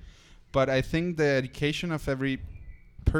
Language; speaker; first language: English; non-native, fluent; Spanish